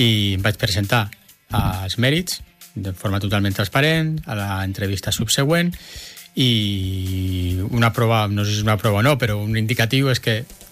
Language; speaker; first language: Catalan; native; Catalan